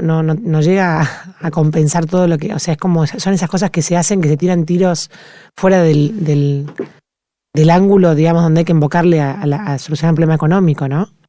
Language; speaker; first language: Spanish; native; Spanish